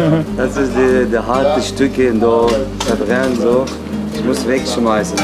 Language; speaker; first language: German; non-native, learner; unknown